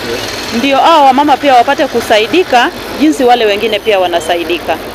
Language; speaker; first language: Swahili; non-native, local second language; Luo (Kenya and Tanzania)